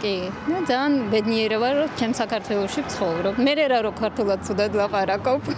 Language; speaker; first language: Georgian; non-native, local second language; Russian